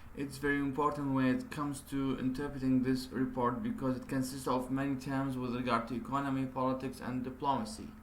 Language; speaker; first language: English; non-native, fluent; Arabic